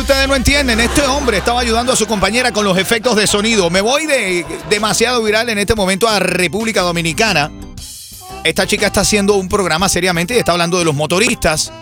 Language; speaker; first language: Spanish; native; Spanish